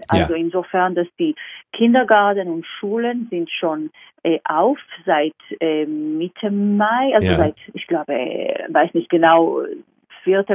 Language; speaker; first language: German; non-native, fluent; Hebrew